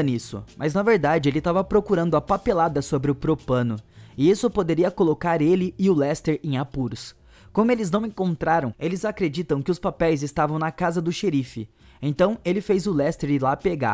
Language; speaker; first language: Portuguese; native; Portuguese